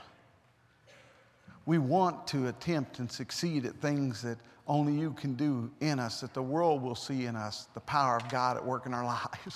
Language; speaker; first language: English; native; English